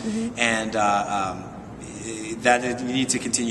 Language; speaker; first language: English; native; English